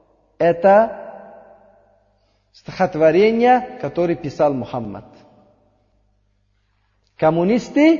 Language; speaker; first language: Russian; non-native, learner; Uzbek